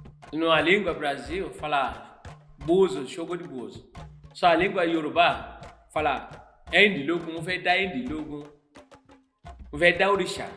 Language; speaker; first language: Portuguese; non-native, learner; Yoruba